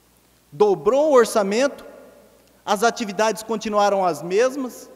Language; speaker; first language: Portuguese; native; Portuguese